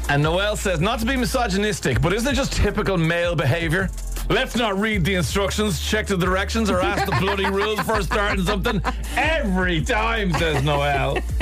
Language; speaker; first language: English; native; English